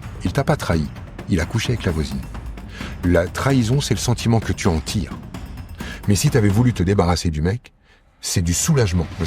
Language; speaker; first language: French; native; French